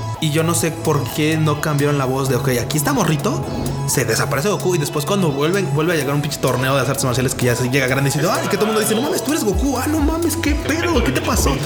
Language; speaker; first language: Spanish; native; Spanish